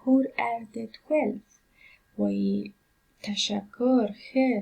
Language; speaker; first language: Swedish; non-native, fluent; Pashto